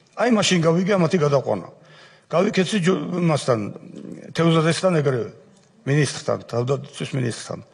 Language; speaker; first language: Georgian; non-native, local second language; Svan